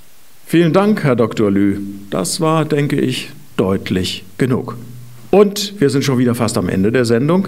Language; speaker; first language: German; native; German